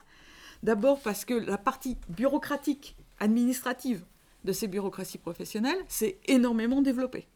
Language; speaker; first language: French; native; French